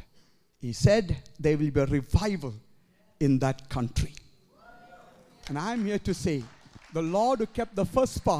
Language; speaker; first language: English; non-native, local second language; Malayalam